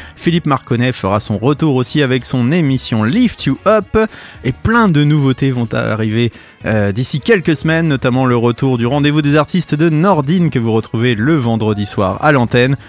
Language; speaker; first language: French; native; French